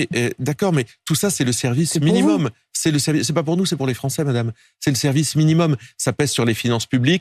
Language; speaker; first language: French; native; French